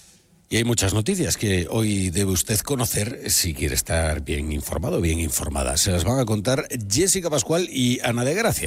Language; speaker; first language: Spanish; native; Spanish